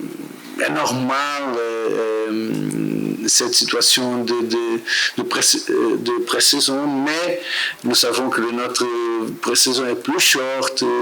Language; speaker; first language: French; non-native, learner; Portuguese